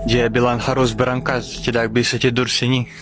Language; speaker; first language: Indonesian; non-native, fluent; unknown